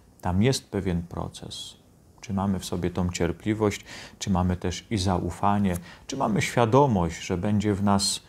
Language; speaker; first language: Polish; native; Polish